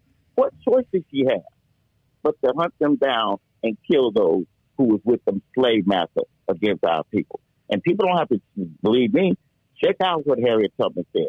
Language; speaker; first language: English; native; English